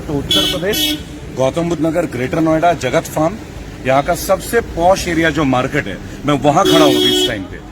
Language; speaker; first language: Hindi; non-native, local second language; Bangla